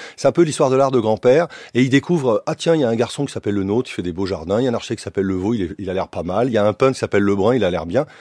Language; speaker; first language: French; native; French